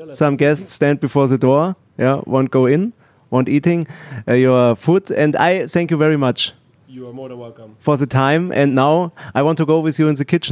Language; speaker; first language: English; non-native, learner; German